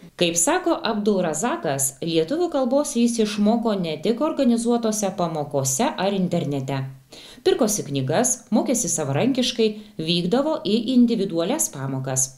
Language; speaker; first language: Lithuanian; native; Lithuanian